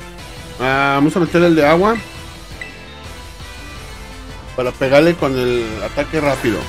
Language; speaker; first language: Spanish; native; Spanish